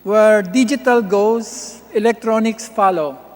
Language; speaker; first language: English; non-native, local second language; Filipino